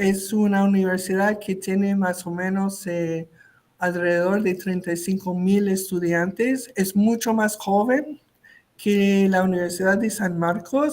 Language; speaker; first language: Spanish; non-native, local second language; French